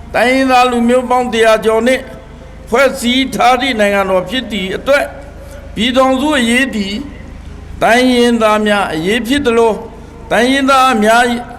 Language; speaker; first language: Burmese; non-native, local second language; Pa'o Karen